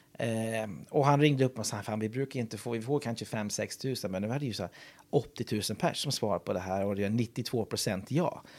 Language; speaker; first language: Swedish; non-native, fluent; English